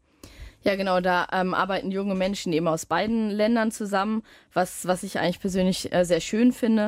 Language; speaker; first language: German; native; German